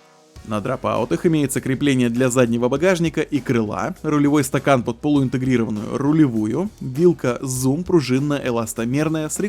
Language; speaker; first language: Russian; native; Russian